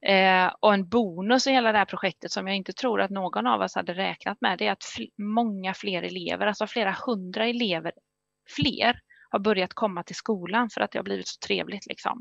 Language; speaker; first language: Swedish; native; Swedish